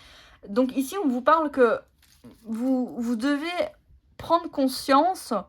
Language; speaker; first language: French; native; French